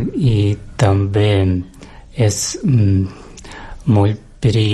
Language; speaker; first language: Catalan; non-native, learner; Russian